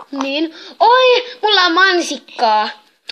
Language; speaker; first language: Finnish; native; Finnish